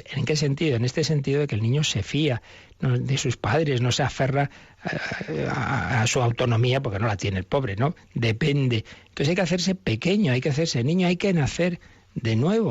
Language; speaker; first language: Spanish; native; Spanish